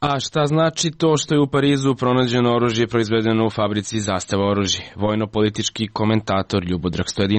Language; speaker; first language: Serbian; native; Serbian